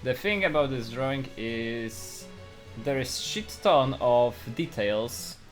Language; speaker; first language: English; non-native, fluent; Polish